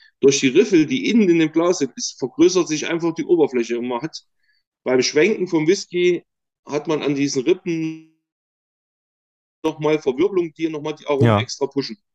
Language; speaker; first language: German; native; German